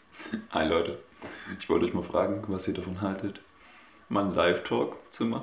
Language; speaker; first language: German; native; German